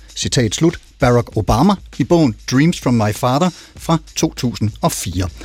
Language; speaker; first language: Danish; native; Danish